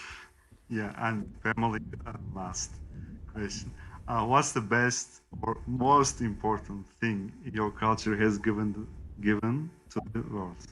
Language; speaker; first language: English; non-native, learner; Turkish